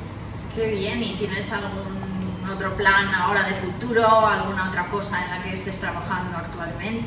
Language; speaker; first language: Spanish; native; Spanish